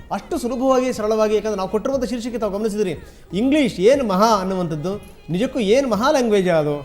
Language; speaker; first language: Kannada; native; Kannada